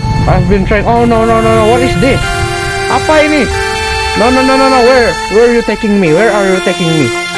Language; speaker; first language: English; non-native, learner; Indonesian